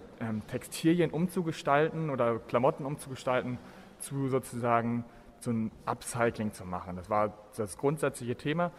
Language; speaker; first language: German; native; German